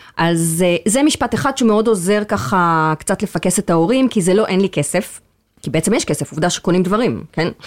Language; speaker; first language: Hebrew; native; Hebrew